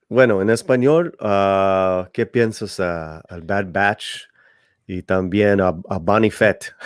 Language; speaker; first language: Spanish; early bilingual, heritage; English